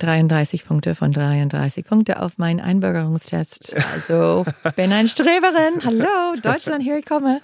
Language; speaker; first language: German; non-native, fluent; English